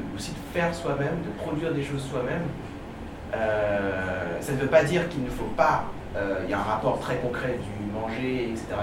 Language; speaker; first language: French; native; French